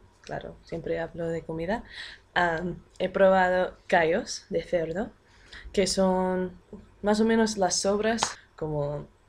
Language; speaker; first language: Spanish; non-native, fluent; English